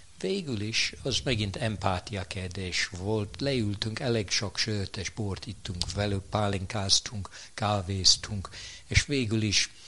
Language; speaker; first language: Hungarian; non-native, fluent; English